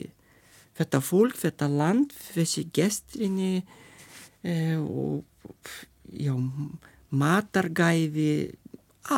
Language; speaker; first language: Icelandic; non-native, fluent; Lithuanian